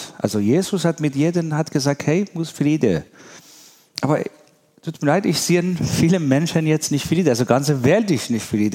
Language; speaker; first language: German; non-native, learner; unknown